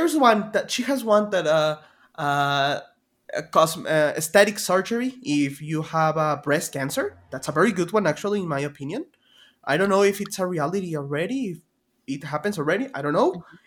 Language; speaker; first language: English; non-native, fluent; Spanish